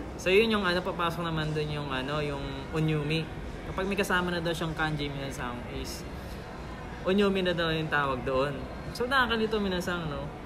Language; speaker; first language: Filipino; non-native, local second language; Hiligaynon